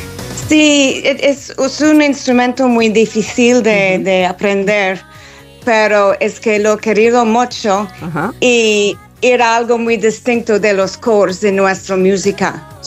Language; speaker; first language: Spanish; non-native, fluent; English